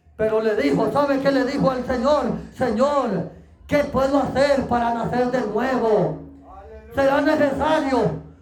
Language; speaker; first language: Spanish; native; Spanish